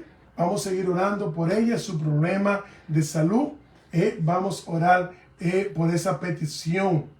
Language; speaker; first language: Spanish; native; Spanish